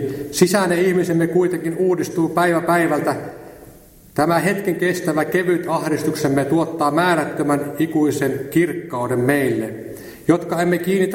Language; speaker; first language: Finnish; native; Finnish